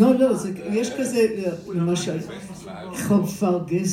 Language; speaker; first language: Hebrew; non-native, fluent; English